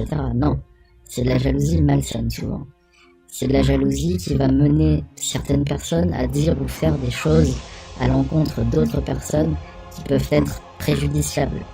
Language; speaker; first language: French; native; French